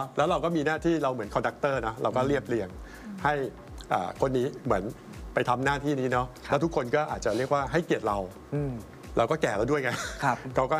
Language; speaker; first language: Thai; native; Thai